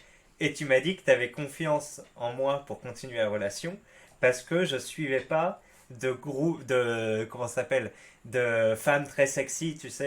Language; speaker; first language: French; native; French